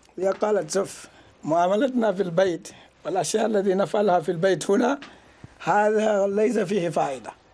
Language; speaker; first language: Arabic; non-native, fluent; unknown